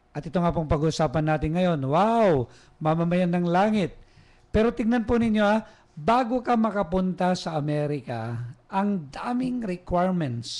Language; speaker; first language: Filipino; non-native, local second language; Iloko